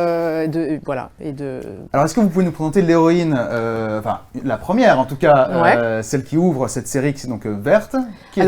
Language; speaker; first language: French; native; French